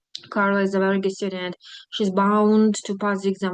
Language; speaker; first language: English; non-native, fluent; Ukrainian